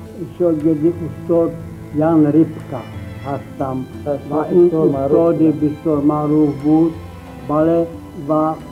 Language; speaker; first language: Persian; non-native, fluent; Czech